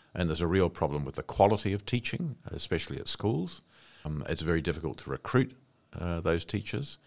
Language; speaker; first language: English; native; English